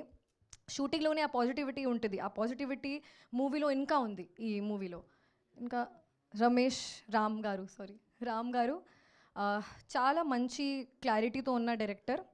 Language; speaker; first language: Telugu; non-native, local second language; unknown